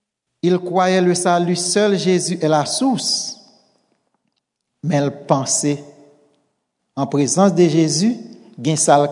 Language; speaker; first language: French; non-native, local second language; Haitian Creole